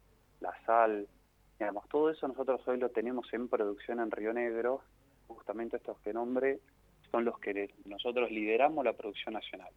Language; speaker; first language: Spanish; native; Spanish